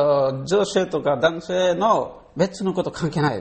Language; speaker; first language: Japanese; non-native, learner; Bangla